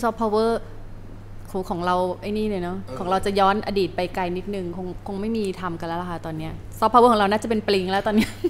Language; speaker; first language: Thai; native; Thai